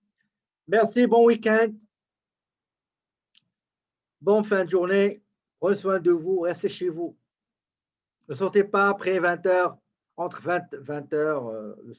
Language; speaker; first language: French; native; French